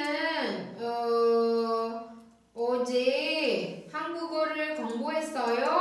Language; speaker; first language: Korean; non-native, fluent; Indonesian